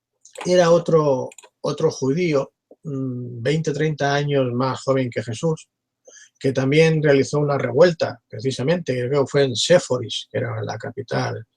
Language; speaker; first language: Spanish; native; Spanish